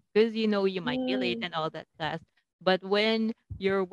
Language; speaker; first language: English; non-native, local second language; Filipino